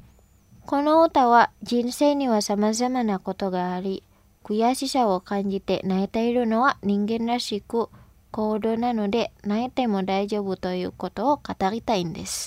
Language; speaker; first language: Japanese; non-native, fluent; Indonesian